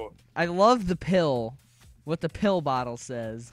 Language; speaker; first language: English; native; English